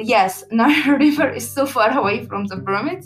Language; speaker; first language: English; non-native, learner; Arabic